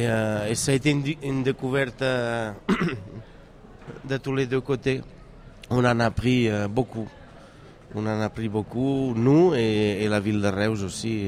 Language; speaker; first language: French; non-native, fluent; Catalan